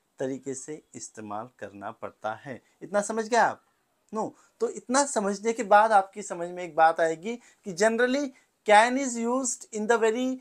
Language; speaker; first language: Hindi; non-native, local second language; Marathi